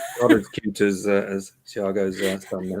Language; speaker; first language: English; native; English